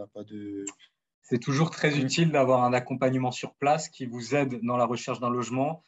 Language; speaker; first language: French; native; French